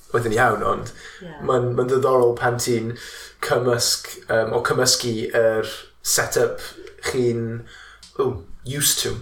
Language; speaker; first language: Welsh; non-native, local second language; English